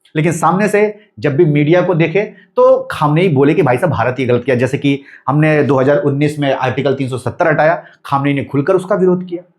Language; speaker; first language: Hindi; native; Hindi